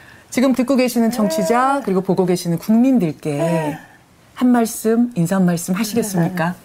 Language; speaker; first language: Korean; native; Korean